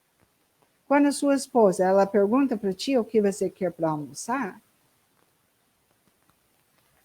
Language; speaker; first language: Portuguese; non-native, learner; English